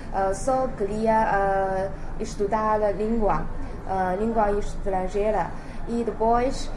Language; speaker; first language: Portuguese; non-native, learner; Chinese